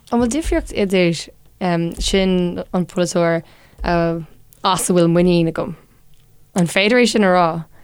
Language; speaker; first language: Irish; non-native, local second language; English